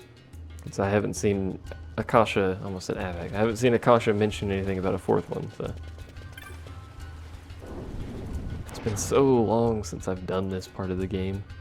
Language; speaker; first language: English; native; English